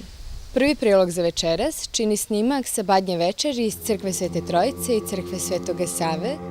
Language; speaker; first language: Bosnian; native; Bosnian